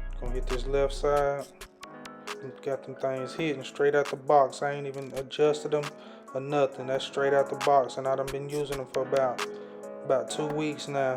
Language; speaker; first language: English; native; English